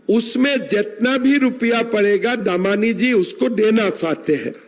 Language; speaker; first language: Hindi; non-native, local second language; Assamese